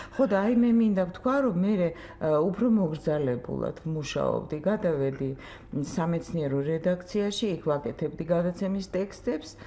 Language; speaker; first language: Georgian; non-native, fluent; Russian